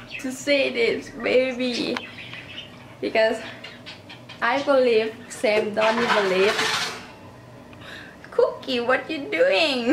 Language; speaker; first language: English; non-native, learner; Thai